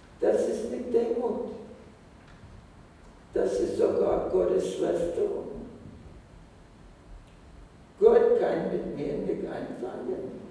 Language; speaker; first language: German; non-native, fluent; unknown